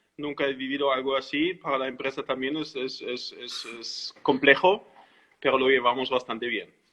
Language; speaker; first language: Spanish; non-native, fluent; German